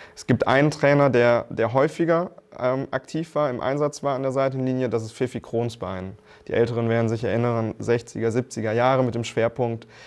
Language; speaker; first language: German; native; German